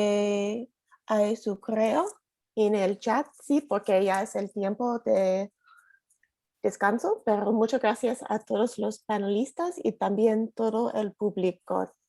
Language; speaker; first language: Spanish; non-native, learner; English